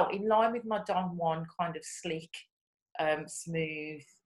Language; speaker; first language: English; native; English